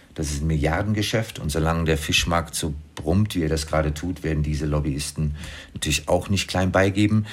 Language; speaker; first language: German; native; German